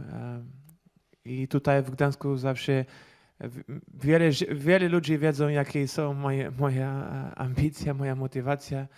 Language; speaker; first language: Polish; non-native, learner; Portuguese